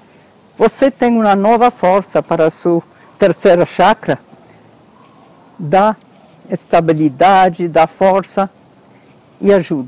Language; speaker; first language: Portuguese; non-native, fluent; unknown